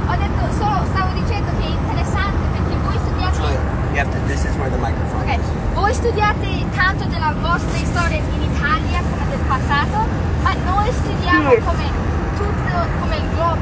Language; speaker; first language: Italian; non-native, learner; English